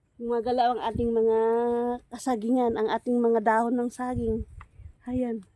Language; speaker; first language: Filipino; non-native, local second language; Cebuano